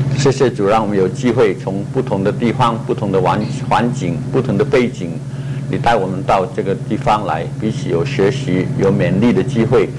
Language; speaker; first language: Chinese; non-native, local second language; Cantonese